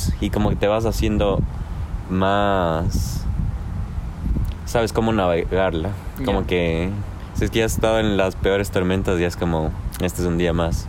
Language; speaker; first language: Spanish; native; Spanish